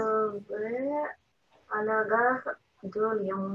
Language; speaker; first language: French; non-native, learner; Russian